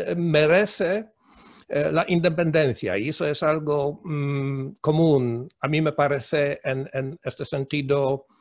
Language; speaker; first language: Spanish; non-native, fluent; Polish